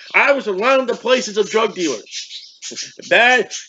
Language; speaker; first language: English; native; English